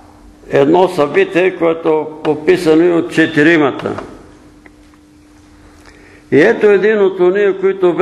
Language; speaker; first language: Bulgarian; native; Bulgarian